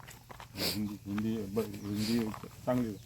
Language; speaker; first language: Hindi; non-native, local second language; Marathi